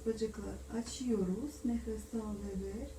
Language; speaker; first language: Turkish; non-native, learner; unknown